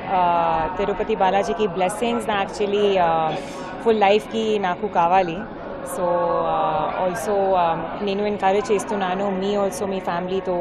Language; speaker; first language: Telugu; non-native, learner; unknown